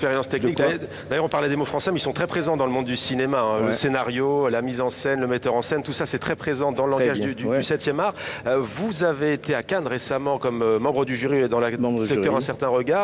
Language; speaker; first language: French; native; French